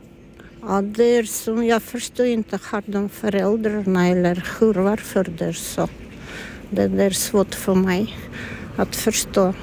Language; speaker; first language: Swedish; non-native, learner; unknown